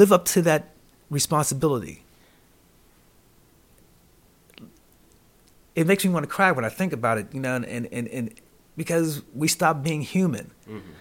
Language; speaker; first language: English; native; English